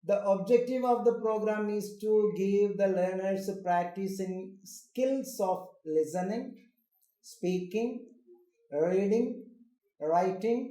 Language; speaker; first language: English; non-native, local second language; Malayalam